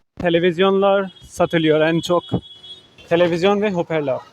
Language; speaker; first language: Turkish; non-native, fluent; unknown